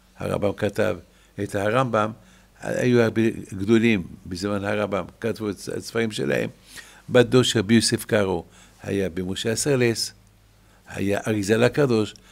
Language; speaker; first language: Hebrew; non-native, fluent; French